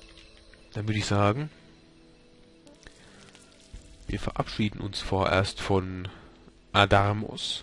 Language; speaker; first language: German; native; German